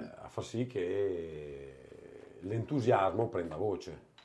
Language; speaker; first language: Italian; native; Italian